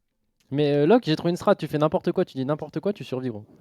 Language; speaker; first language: French; native; French